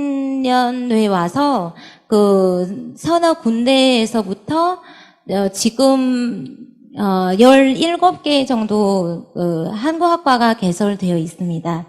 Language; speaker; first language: Korean; non-native, fluent; Vietnamese